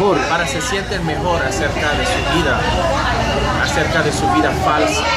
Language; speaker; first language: Spanish; non-native, learner; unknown